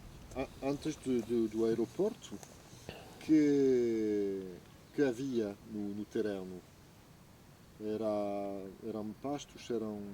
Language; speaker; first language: Portuguese; non-native, fluent; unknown